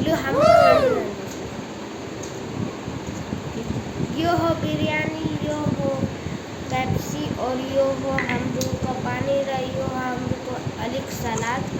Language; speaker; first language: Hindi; non-native, learner; Nepali